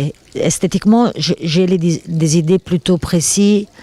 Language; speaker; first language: French; non-native, fluent; Italian